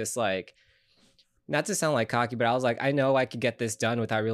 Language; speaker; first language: English; native; English